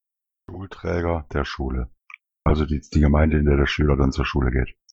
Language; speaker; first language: German; native; German